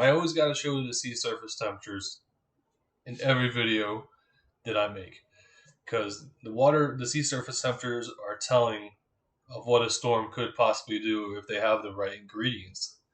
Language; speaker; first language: English; native; English